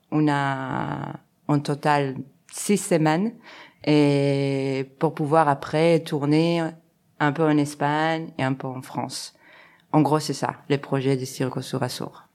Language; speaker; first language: French; non-native, fluent; Spanish